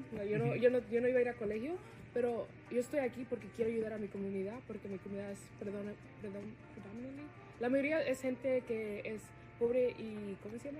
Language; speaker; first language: Spanish; early bilingual, heritage; Spanish